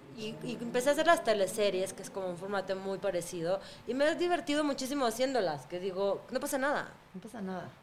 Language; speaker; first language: Spanish; early bilingual, other home language; Russian